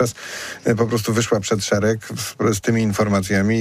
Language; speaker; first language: Polish; native; Polish